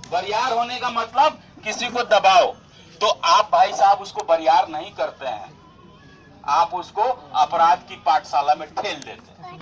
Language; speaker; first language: Hindi; non-native, local second language; Bhojpuri